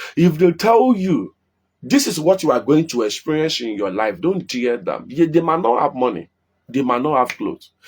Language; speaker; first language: English; non-native, local second language; Yoruba